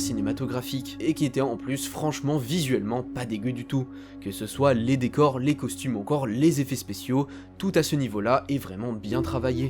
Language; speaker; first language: French; native; French